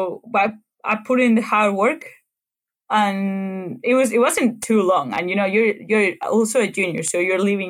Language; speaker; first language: English; non-native, fluent; Spanish